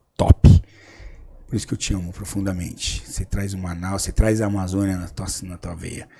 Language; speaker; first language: Portuguese; native; Portuguese